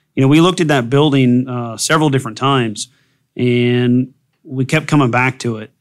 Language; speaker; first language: English; native; English